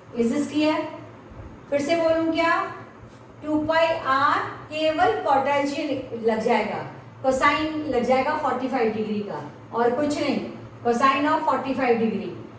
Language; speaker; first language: Hindi; native; Hindi